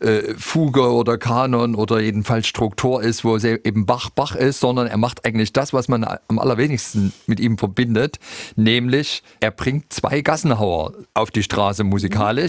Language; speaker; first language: German; native; German